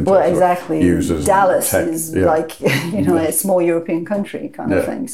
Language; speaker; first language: English; non-native, fluent; Persian